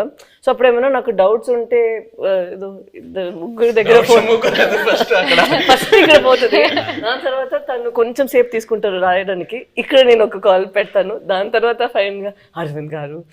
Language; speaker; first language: Telugu; non-native, fluent; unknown